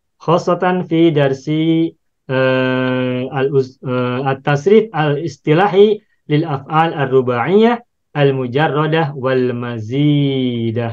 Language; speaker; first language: Arabic; non-native, fluent; Indonesian